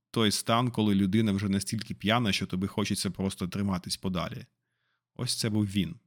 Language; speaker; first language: Ukrainian; non-native, local second language; Russian